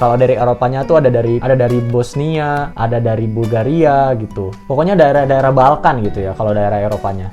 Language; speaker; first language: Indonesian; native; Indonesian